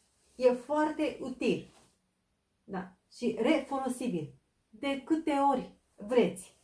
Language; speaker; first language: Romanian; non-native, fluent; Japanese